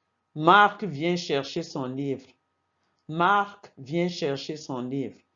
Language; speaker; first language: French; non-native, fluent; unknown